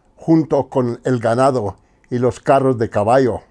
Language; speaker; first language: Spanish; early bilingual, heritage; Spanish